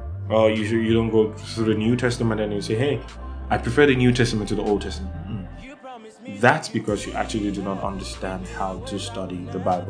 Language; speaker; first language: English; non-native, local second language; Yoruba